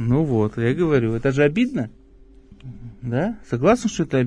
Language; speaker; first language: Russian; native; Russian